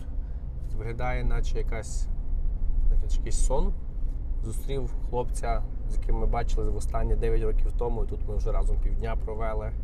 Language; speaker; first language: Ukrainian; native; Ukrainian